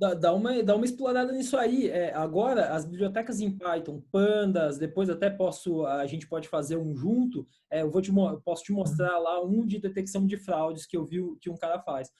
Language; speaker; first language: Portuguese; native; Portuguese